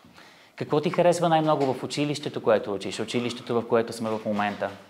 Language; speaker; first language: Bulgarian; native; Bulgarian